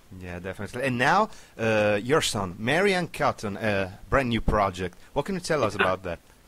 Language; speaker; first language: English; non-native, learner; Italian